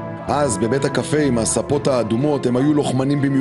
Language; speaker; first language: Hebrew; native; Hebrew